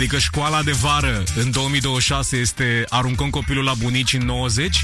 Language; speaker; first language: Romanian; native; Romanian